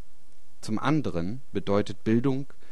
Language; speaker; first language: German; native; German